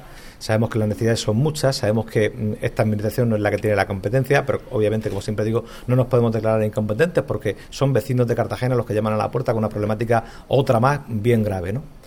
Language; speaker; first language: Spanish; native; Spanish